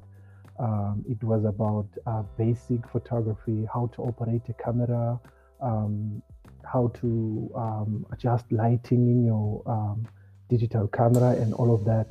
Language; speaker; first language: English; non-native, local second language; Xhosa